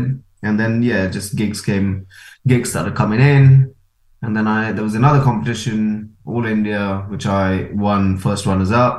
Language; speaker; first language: English; non-native, local second language; Konkani